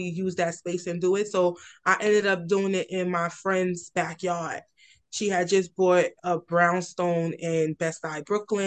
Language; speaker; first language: English; native; English